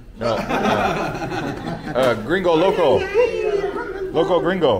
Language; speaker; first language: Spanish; non-native, learner; English